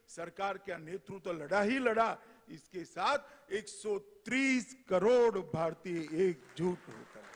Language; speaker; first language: Hindi; non-native, local second language; Gujarati